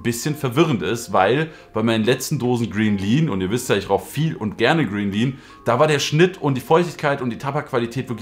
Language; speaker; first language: German; native; German